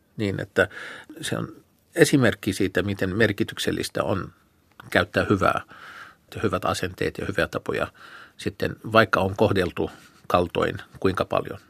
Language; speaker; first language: Finnish; non-native, fluent; Arabic